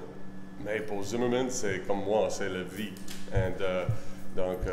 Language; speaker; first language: French; non-native, learner; English